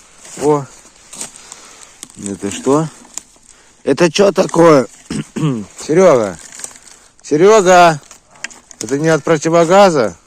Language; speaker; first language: Russian; native; Russian